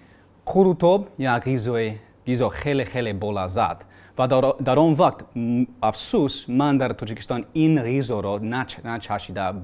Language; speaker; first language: Persian; non-native, learner; English